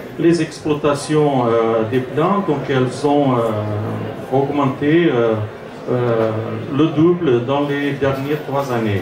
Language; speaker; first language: French; non-native, fluent; Portuguese